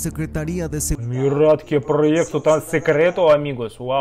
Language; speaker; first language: Spanish; non-native, learner; Russian